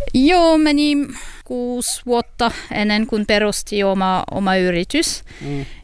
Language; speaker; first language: Finnish; non-native, learner; French